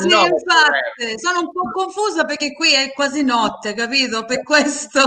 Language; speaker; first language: Italian; early bilingual, heritage; Sicilian